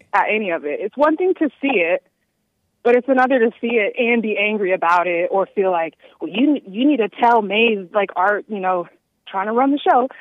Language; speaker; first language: English; native; English